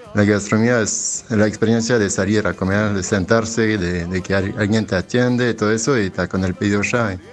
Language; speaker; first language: Spanish; non-native, fluent; French